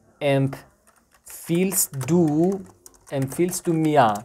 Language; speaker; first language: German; non-native, fluent; Persian